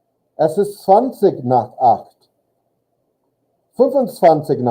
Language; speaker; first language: German; non-native, fluent; English